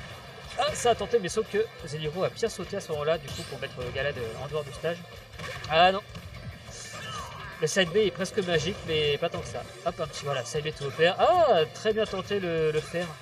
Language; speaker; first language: French; native; French